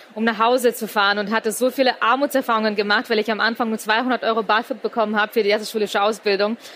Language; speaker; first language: German; native; German